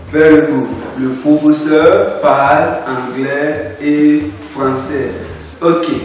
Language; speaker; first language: French; non-native, fluent; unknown